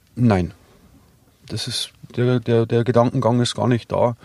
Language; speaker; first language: German; native; German